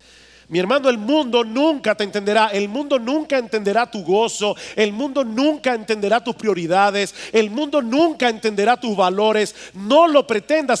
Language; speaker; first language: Spanish; native; Spanish